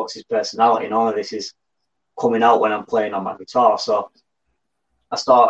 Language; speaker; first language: English; native; English